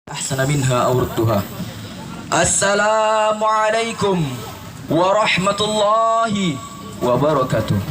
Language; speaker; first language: Arabic; non-native, learner; Indonesian